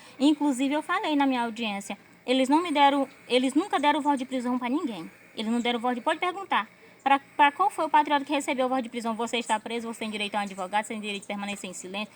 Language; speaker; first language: Portuguese; native; Portuguese